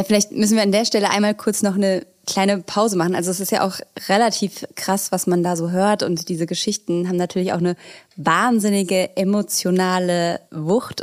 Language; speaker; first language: German; native; German